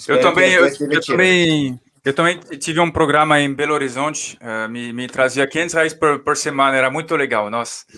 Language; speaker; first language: Portuguese; non-native, fluent; French